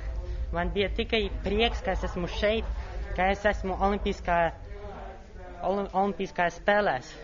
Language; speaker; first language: Latvian; non-native, local second language; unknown